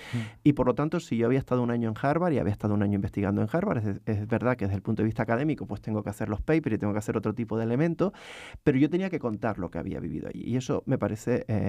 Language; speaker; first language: Spanish; native; Spanish